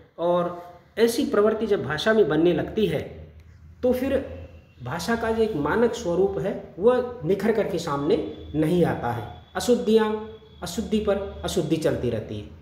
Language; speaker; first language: Hindi; native; Hindi